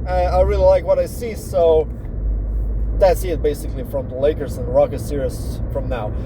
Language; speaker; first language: English; non-native, fluent; Slovenian